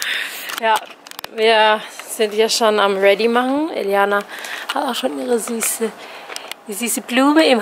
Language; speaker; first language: German; native; German